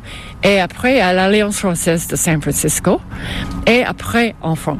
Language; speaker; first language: French; non-native, fluent; English